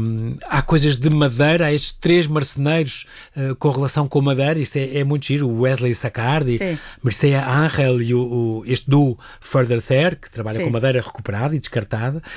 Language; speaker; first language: Portuguese; native; Portuguese